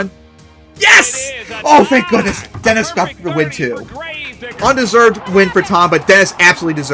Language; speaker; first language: English; native; English